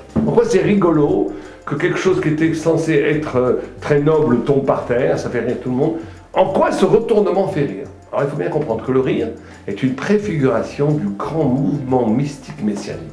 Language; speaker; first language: French; native; French